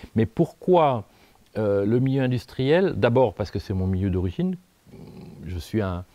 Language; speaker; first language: French; native; French